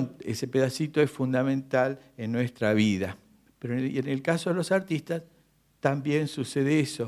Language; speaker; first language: Spanish; native; Spanish